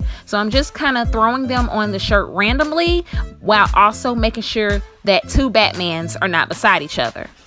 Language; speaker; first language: English; native; English